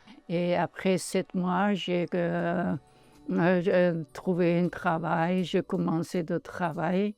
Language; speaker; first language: French; non-native, learner; Persian